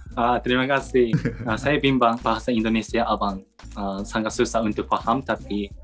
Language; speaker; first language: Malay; non-native, learner; Japanese